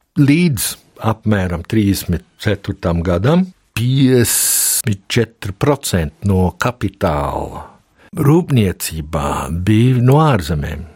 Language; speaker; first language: Latvian; early bilingual, heritage; Latvian